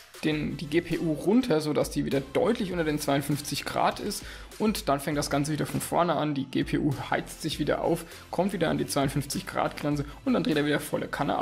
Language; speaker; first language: German; native; German